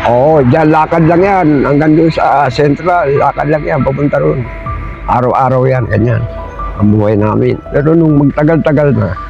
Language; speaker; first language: Filipino; native; Filipino